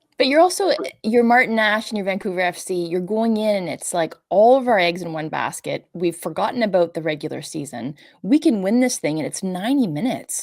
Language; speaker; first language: English; native; English